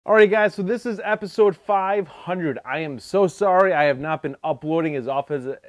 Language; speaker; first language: English; native; English